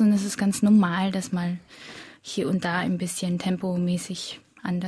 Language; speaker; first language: German; early bilingual, other home language; Korean